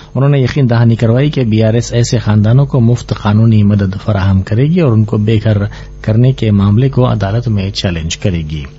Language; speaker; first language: Urdu; native; Urdu